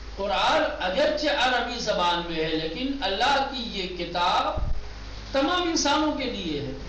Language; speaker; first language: Urdu; native; Urdu